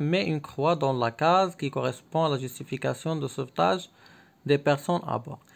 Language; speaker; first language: French; non-native, local second language; Arabic